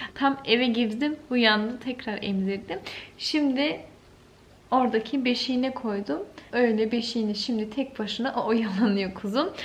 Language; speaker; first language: Turkish; early bilingual, heritage; Turkish